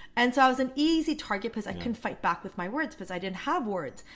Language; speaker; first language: English; non-native, fluent; Korean